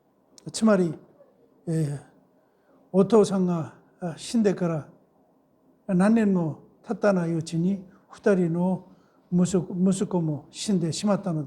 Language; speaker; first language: Japanese; non-native, fluent; Korean